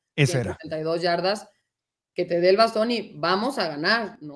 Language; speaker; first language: Spanish; native; Spanish